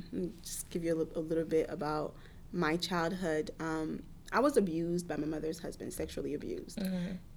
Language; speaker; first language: English; early bilingual, other home language; Haitian Creole